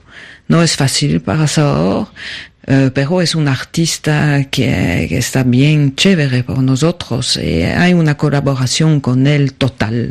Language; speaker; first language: Spanish; non-native, learner; French